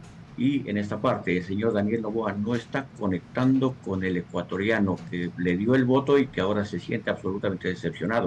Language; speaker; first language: Spanish; native; Spanish